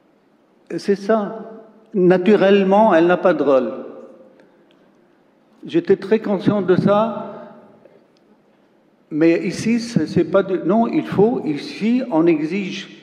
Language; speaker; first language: French; non-native, local second language; Arabic